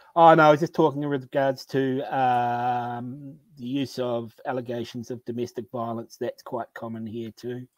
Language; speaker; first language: English; native; English